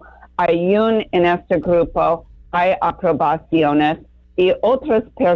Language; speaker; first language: Spanish; non-native, learner; English